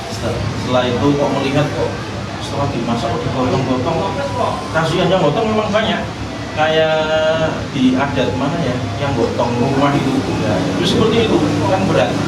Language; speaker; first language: Indonesian; non-native, local second language; Javanese